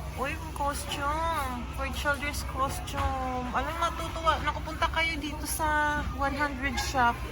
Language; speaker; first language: Filipino; native; Filipino